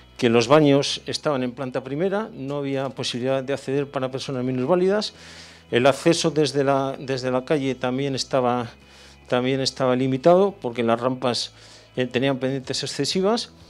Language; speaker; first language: Spanish; native; Spanish